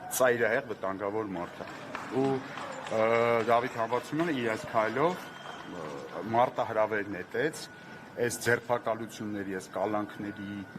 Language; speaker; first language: Armenian; native; Armenian